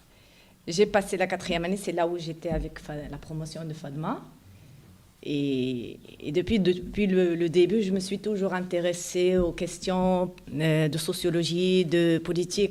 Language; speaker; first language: French; non-native, local second language; Arabic